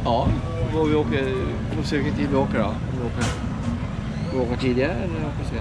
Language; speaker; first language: Swedish; native; Swedish